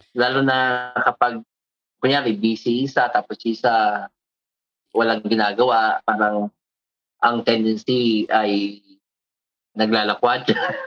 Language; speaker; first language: Filipino; native; Filipino